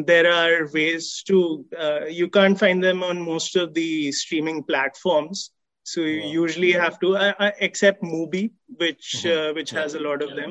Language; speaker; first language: English; non-native, local second language; Hindi